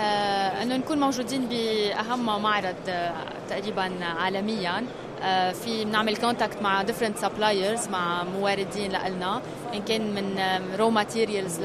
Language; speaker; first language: Arabic; native; Arabic